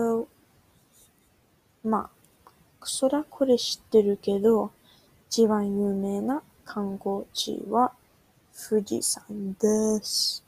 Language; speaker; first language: Japanese; early bilingual, heritage; Japanese